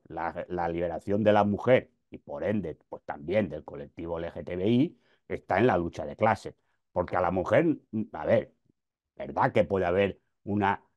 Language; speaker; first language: Spanish; native; Spanish